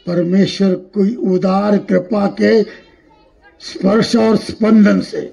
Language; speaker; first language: Hindi; non-native, local second language; Marathi